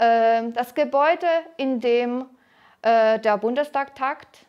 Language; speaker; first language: German; non-native, fluent; Polish